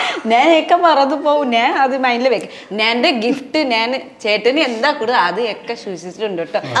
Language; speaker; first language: Malayalam; non-native, learner; Nepali